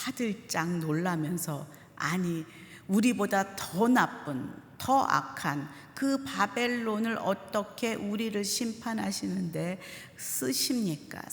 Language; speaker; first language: Korean; native; Korean